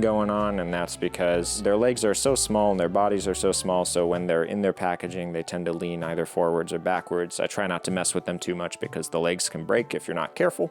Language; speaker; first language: English; native; English